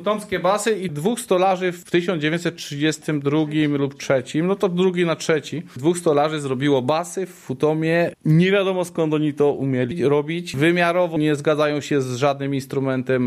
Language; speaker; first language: Polish; native; Polish